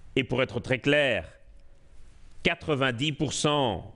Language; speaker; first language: French; native; French